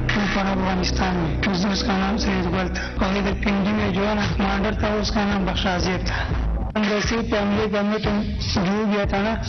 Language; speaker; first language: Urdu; non-native, local second language; Pashto